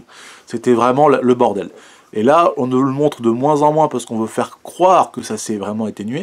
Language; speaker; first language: French; native; French